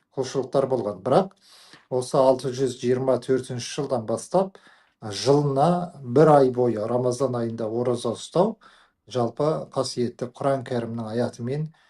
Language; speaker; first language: Kazakh; native; Kazakh